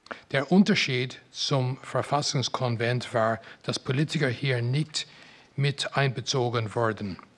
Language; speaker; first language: German; non-native, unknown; English